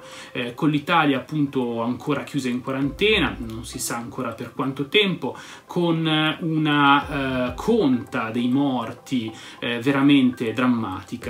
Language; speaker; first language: Italian; native; Italian